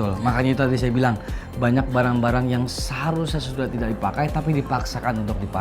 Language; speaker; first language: Indonesian; native; Indonesian